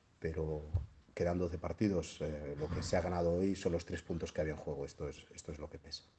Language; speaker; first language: Spanish; non-native, local second language; Catalan